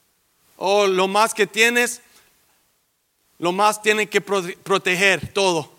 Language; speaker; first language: Spanish; early bilingual, heritage; English